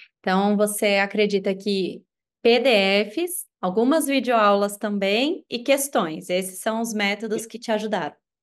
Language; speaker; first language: Portuguese; native; Portuguese